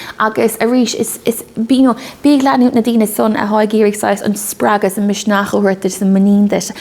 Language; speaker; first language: Irish; native; Irish